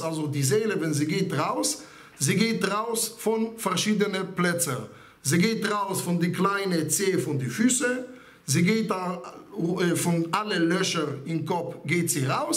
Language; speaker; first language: German; non-native, fluent; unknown